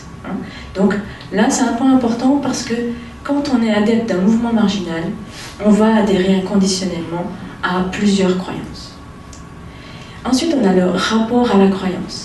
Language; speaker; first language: French; native; French